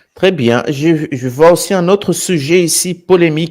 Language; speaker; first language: French; non-native, fluent; Portuguese